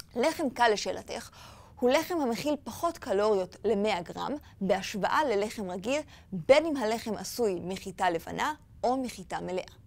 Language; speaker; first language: Hebrew; native; Hebrew